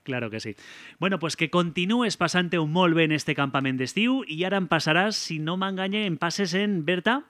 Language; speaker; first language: Catalan; native; Catalan